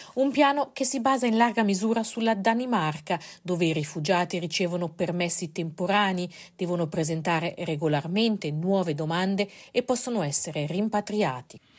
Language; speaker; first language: Italian; native; Italian